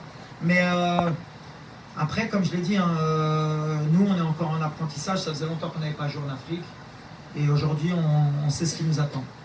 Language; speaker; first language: French; native; French